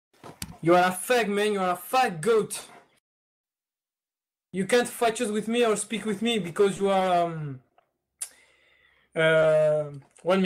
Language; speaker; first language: English; non-native, learner; French